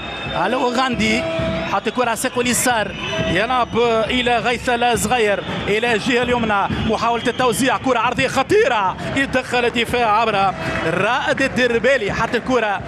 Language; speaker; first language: Arabic; native; Arabic